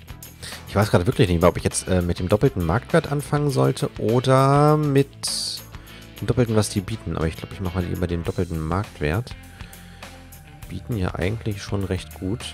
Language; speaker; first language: German; native; German